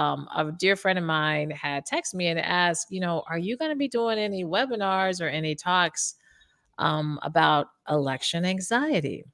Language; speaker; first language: English; native; English